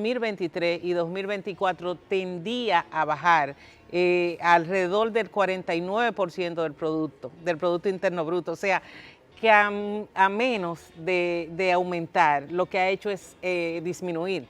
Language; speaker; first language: Spanish; native; Spanish